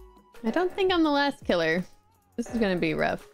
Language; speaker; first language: English; native; English